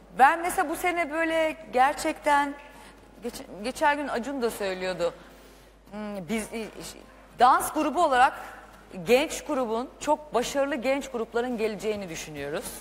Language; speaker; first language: Turkish; native; Turkish